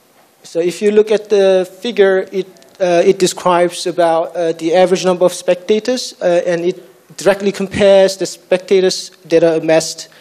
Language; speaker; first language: English; non-native, fluent; Korean